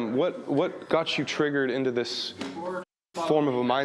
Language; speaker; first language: English; native; English